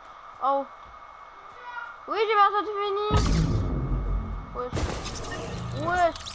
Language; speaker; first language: French; native; French